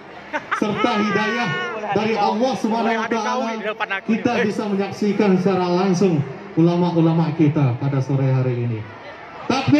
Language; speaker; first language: Indonesian; native; Indonesian